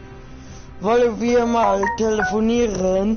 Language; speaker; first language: German; non-native, learner; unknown